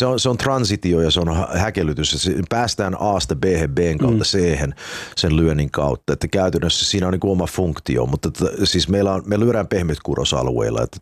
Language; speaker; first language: Finnish; early bilingual, heritage; Finnish